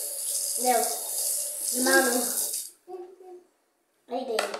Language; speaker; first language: Hebrew; native; Hebrew